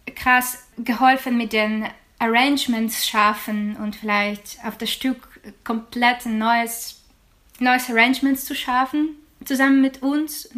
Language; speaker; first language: German; non-native, fluent; Ukrainian